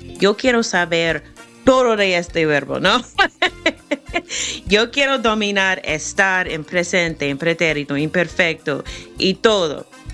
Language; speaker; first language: Spanish; non-native, fluent; English